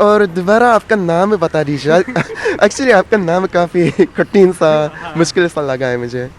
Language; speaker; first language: Hindi; non-native, fluent; Japanese